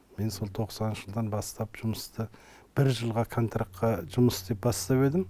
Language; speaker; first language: Kazakh; early bilingual, heritage; Kazakh